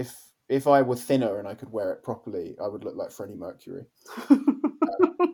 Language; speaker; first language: English; native; English